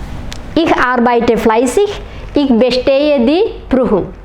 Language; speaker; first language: German; non-native, fluent; Malayalam